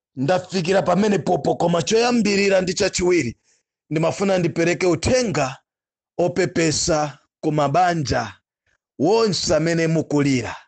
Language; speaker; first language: Nyanja; non-native, local second language; Tumbuka